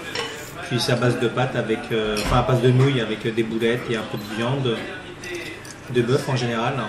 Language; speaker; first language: French; early bilingual, other home language; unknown